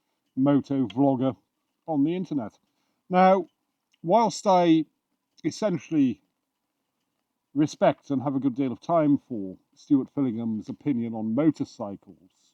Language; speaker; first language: English; native; English